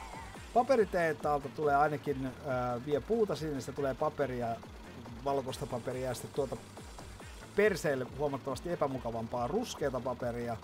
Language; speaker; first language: Finnish; native; Finnish